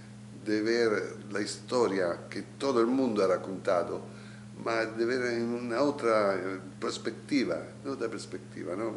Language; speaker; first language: Spanish; non-native, learner; Italian